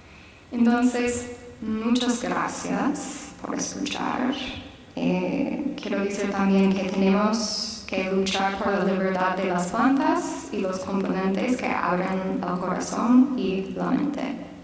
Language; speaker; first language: Spanish; non-native, fluent; English